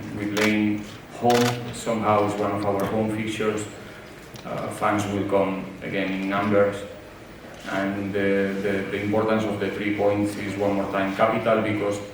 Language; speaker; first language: English; non-native, fluent; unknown